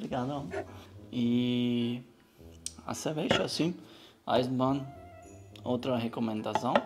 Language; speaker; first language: Portuguese; non-native, learner; German